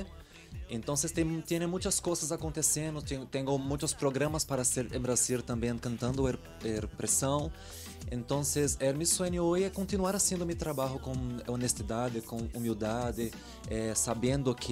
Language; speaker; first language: Spanish; non-native, learner; Portuguese